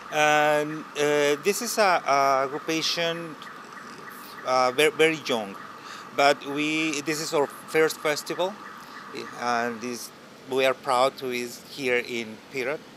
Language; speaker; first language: English; non-native, learner; Spanish